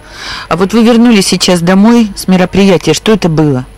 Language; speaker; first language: Russian; native; Russian